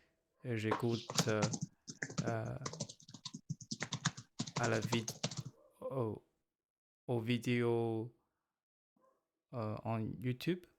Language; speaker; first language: French; non-native, learner; Chinese